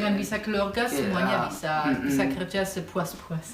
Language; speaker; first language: Indonesian; non-native, fluent; German